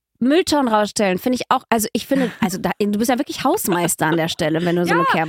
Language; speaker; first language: German; early bilingual, other home language; Russian